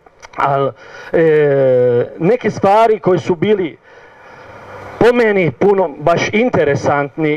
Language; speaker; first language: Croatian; non-native, learner; Italian